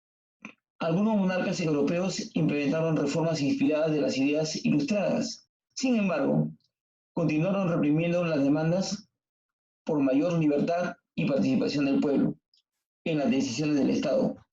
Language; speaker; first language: Spanish; native; Spanish